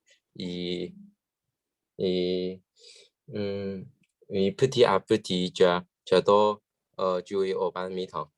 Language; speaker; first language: French; non-native, learner; Chinese